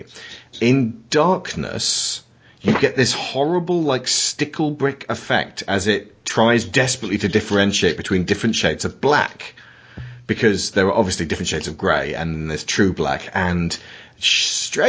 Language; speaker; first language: English; native; English